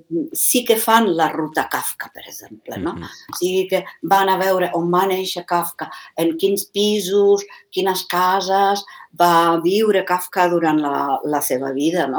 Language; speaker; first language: Catalan; non-native, fluent; Czech